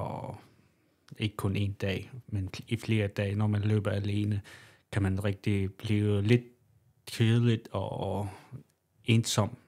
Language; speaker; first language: Danish; non-native, local second language; Kalaallisut